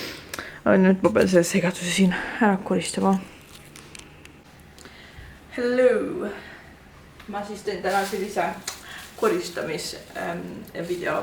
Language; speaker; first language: Estonian; native; Estonian